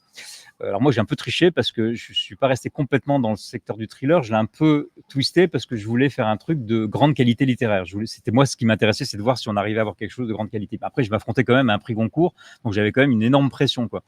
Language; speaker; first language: French; native; French